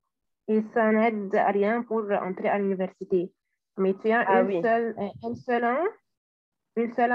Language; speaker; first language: French; non-native, learner; Arabic